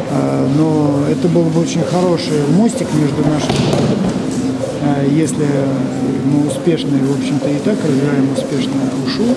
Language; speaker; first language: Russian; native; Russian